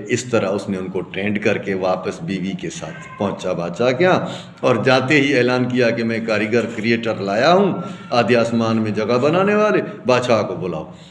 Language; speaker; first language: Urdu; non-native, local second language; Sindhi